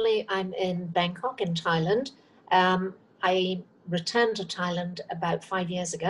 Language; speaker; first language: English; native; English